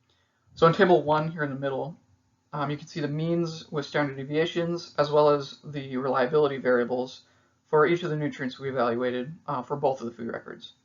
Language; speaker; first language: English; native; English